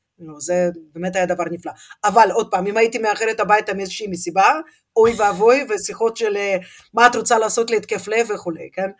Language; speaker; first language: Hebrew; non-native, fluent; Russian